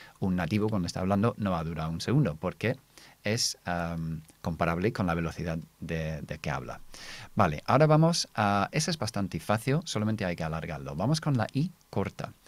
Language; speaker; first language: Spanish; non-native, fluent; English